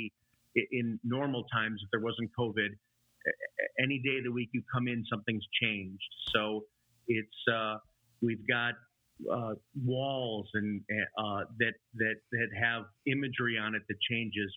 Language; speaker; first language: English; native; English